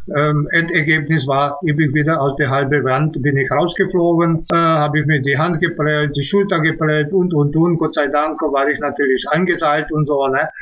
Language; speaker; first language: German; non-native, fluent; Czech